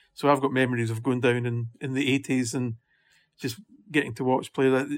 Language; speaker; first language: English; native; English